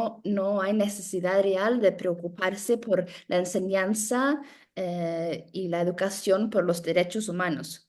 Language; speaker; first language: Spanish; non-native, fluent; Norwegian